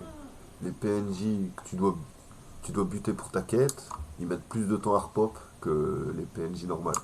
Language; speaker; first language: French; native; French